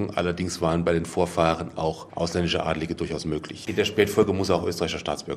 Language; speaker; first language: German; native; German